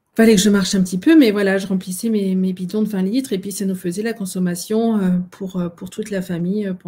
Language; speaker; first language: French; native; French